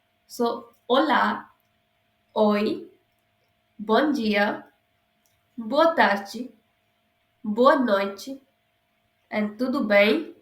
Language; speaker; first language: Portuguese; non-native, fluent; Hindi